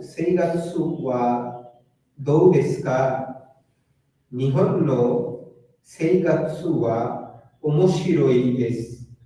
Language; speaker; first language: Japanese; non-native, learner; Bangla